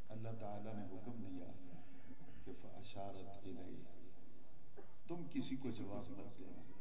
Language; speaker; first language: Urdu; non-native, local second language; Punjabi